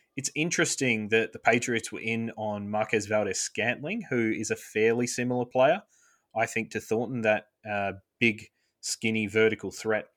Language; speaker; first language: English; native; English